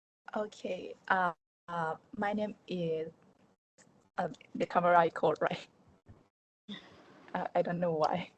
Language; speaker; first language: English; non-native, learner; Thai